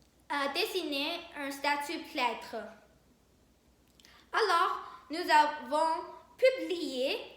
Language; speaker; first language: French; non-native, learner; Chinese